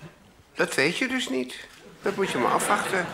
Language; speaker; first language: Dutch; native; Dutch